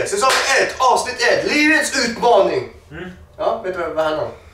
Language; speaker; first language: Swedish; native; Swedish